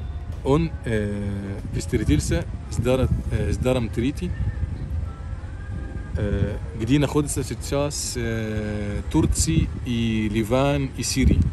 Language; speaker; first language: Russian; non-native, local second language; Arabic